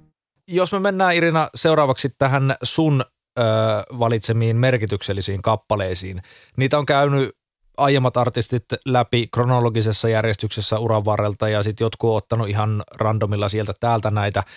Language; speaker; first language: Finnish; native; Finnish